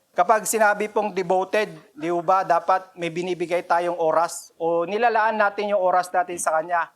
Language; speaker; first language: Filipino; non-native, local second language; Cebuano